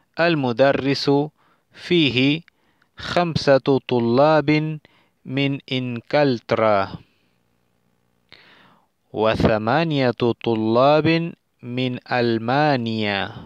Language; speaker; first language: Arabic; non-native, fluent; Spanish